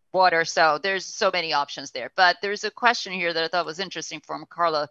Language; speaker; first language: English; non-native, fluent; Portuguese